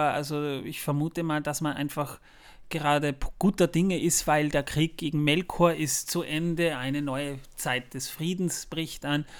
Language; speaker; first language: German; native; German